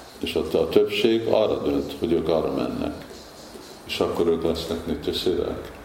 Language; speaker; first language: Hungarian; early bilingual, heritage; Hungarian